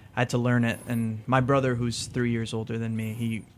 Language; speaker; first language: English; early bilingual, other home language; French